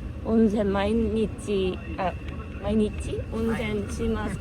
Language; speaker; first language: Japanese; non-native, learner; Korean